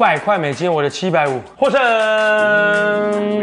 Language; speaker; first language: Chinese; native; Chinese